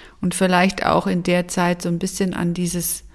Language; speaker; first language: German; native; German